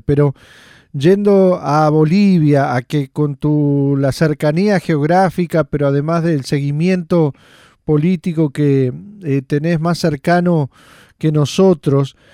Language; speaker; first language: Spanish; native; Spanish